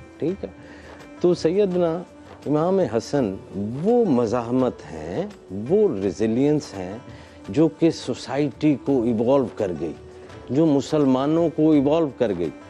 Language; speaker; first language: Urdu; non-native, local second language; Sindhi